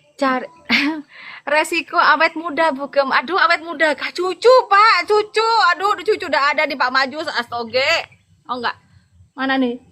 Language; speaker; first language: Indonesian; non-native, local second language; Madurese